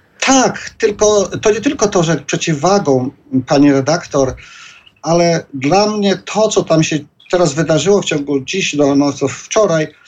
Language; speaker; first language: Polish; native; Polish